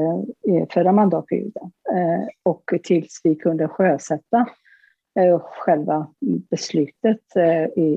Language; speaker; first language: Swedish; non-native, fluent; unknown